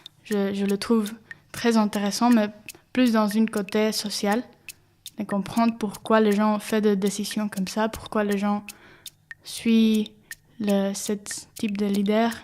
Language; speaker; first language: French; non-native, fluent; Spanish